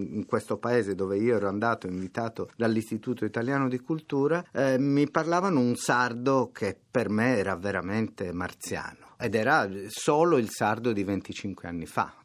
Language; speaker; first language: Italian; non-native, local second language; Sardinian